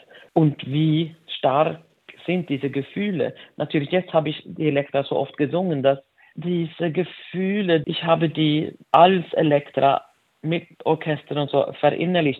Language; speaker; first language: German; non-native, fluent; Swedish